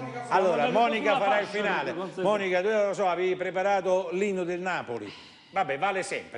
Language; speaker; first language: Italian; native; Italian